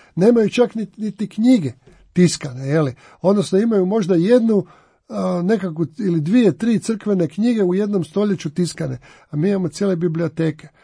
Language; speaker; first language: Croatian; native; Croatian